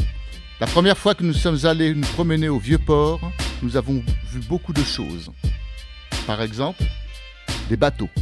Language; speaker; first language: French; non-native, learner; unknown